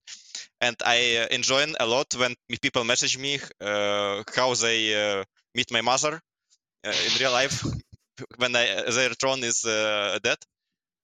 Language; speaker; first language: English; non-native, learner; Russian